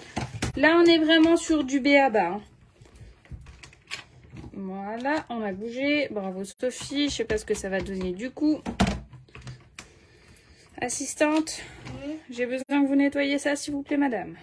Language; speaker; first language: French; native; French